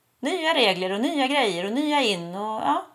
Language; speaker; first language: Swedish; native; Swedish